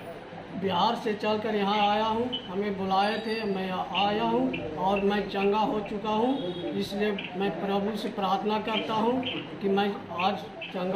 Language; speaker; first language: Hindi; non-native, local second language; Magahi